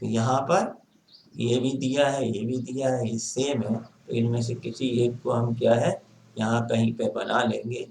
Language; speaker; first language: Hindi; native; Hindi